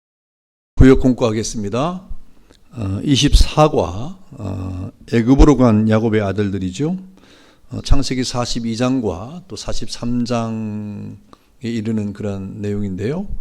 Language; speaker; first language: Korean; native; Korean